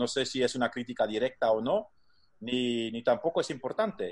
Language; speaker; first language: Spanish; non-native, fluent; Dutch